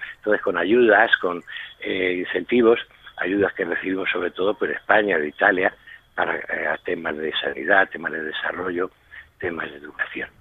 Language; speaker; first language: Spanish; native; Spanish